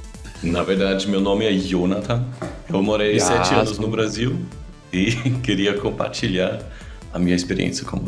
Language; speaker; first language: Portuguese; non-native, fluent; German